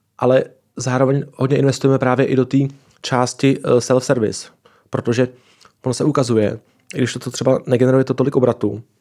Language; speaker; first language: Czech; native; Czech